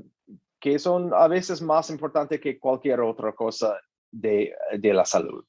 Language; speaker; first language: Spanish; non-native, learner; English